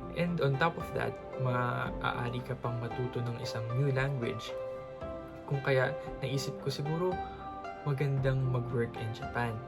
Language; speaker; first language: Filipino; native; Filipino